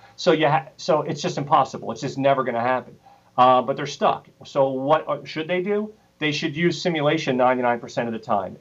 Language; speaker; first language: English; native; English